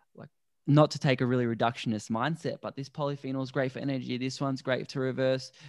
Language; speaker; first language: English; native; English